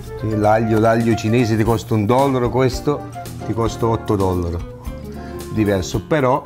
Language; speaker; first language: Italian; early bilingual, heritage; Italian